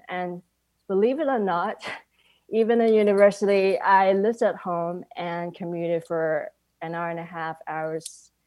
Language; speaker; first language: English; non-native, local second language; Cantonese